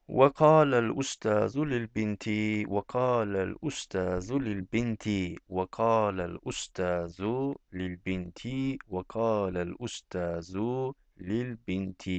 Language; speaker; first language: Arabic; non-native, fluent; Turkish